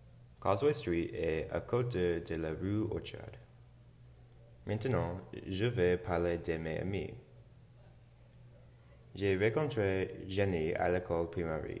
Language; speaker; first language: French; non-native, learner; English